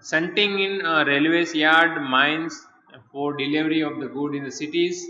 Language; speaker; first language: English; non-native, local second language; Gujarati